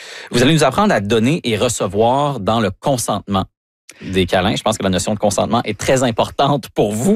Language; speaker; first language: French; native; French